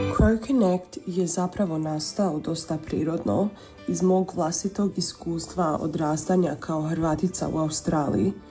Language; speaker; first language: Croatian; early bilingual, heritage; Croatian